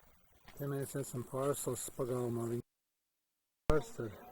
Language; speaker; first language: Latvian; early bilingual, heritage; Latvian